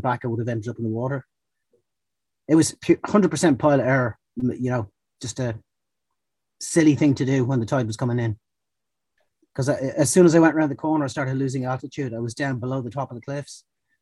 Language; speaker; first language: English; native; English